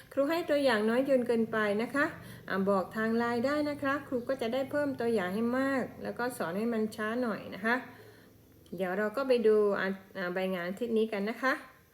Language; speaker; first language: Thai; non-native, local second language; Malay